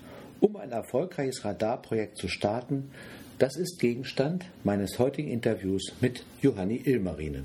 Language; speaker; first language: German; native; German